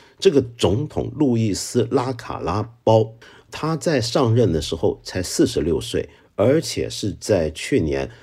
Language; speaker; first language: Chinese; non-native, local second language; Cantonese